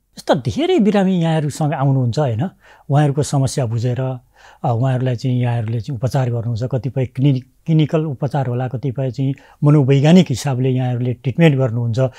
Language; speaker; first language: Nepali; native; Nepali